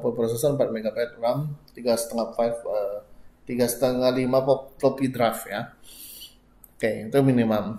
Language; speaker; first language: Indonesian; native; Indonesian